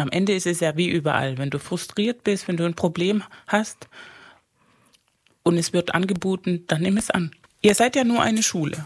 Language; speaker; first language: German; non-native, fluent; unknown